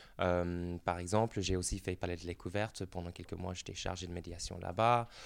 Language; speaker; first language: French; non-native, fluent; English